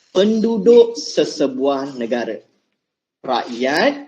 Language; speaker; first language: Malay; non-native, local second language; Tamil